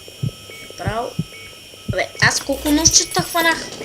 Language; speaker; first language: Bulgarian; native; Bulgarian